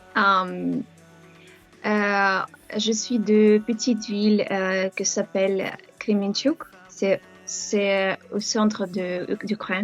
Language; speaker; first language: French; non-native, fluent; Ukrainian